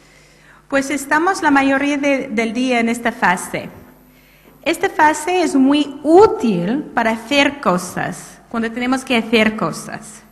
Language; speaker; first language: Spanish; non-native, fluent; English